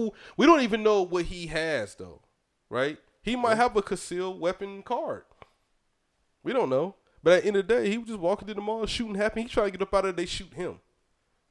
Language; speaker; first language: English; native; English